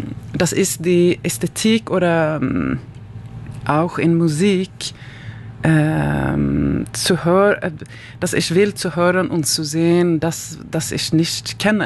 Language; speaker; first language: German; non-native, learner; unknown